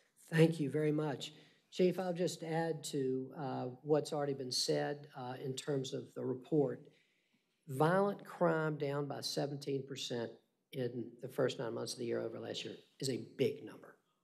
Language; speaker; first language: English; native; English